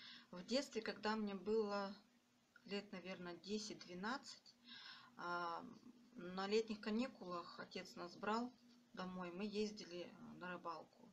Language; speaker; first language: Russian; native; Russian